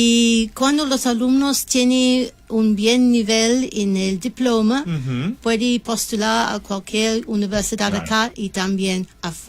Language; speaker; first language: Spanish; non-native, learner; English